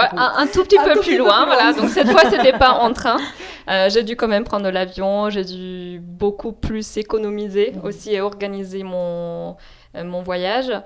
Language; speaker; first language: French; non-native, fluent; Slovenian